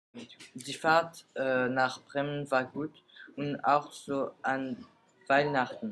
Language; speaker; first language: German; non-native, learner; Danish